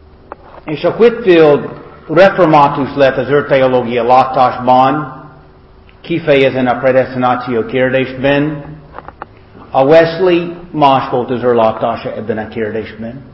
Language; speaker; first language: Hungarian; non-native, learner; English